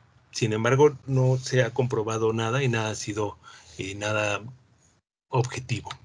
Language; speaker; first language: Spanish; native; Spanish